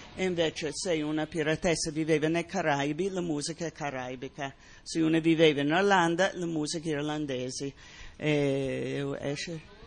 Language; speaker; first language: Italian; non-native, fluent; English